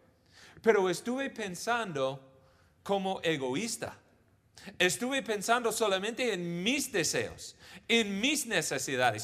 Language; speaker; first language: Spanish; non-native, fluent; English